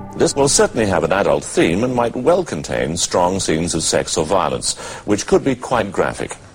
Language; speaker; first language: English; native; English